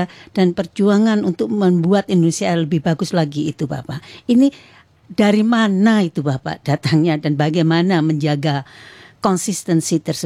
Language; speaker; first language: Indonesian; native; Indonesian